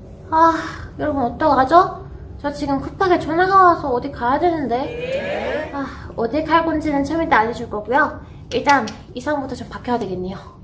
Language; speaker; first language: Korean; non-native, fluent; Persian